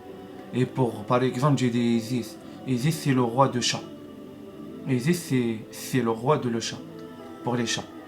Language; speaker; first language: French; non-native, learner; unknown